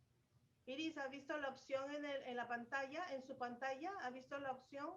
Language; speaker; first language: Spanish; native; Spanish